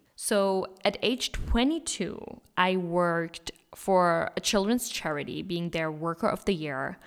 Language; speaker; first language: English; non-native, fluent; German